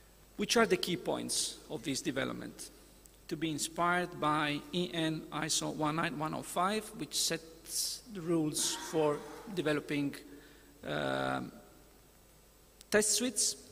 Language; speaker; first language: English; non-native, fluent; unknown